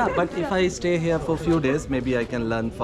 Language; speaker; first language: English; non-native, fluent; Hindi